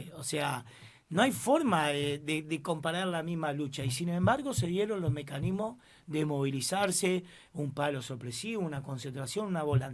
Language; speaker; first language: Spanish; native; Spanish